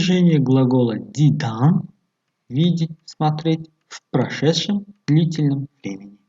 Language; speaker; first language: Russian; non-native, local second language; Tajik